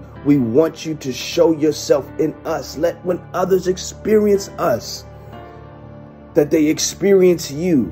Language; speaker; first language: English; native; English